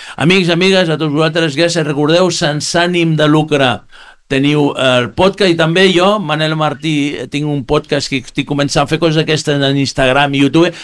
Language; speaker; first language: Catalan; non-native, fluent; Spanish